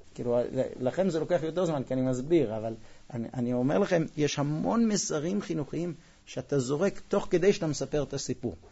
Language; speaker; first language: Hebrew; non-native, fluent; English